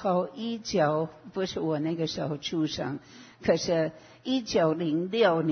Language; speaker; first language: Chinese; non-native, fluent; English